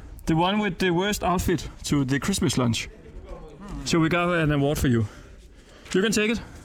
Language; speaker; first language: English; non-native, learner; Danish